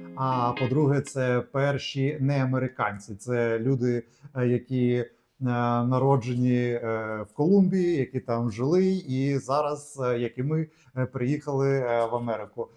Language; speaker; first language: Ukrainian; native; Ukrainian